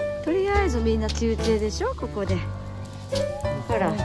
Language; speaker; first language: Japanese; native; Japanese